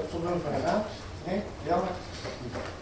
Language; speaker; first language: Dutch; native; Dutch